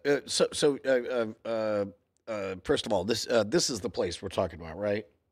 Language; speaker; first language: English; native; English